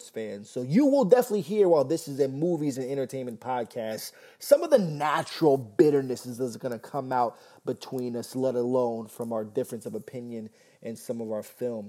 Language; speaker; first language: English; native; English